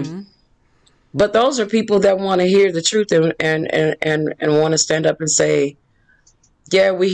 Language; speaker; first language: English; native; English